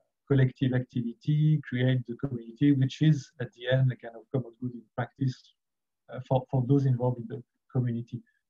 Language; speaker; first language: English; non-native, fluent; French